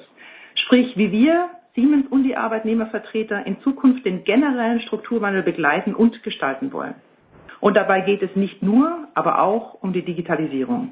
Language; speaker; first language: German; native; German